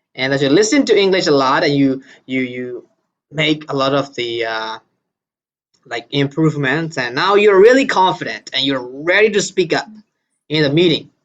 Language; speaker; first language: English; non-native, fluent; Burmese